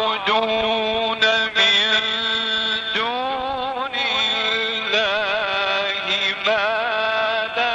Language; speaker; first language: Arabic; native; Arabic